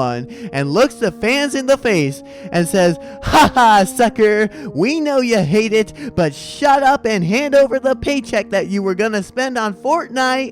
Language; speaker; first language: English; native; English